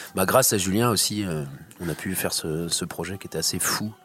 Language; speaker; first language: French; native; French